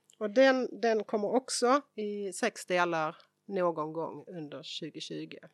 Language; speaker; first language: Swedish; native; Swedish